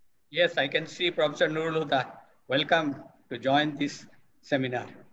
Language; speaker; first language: English; non-native, local second language; Bangla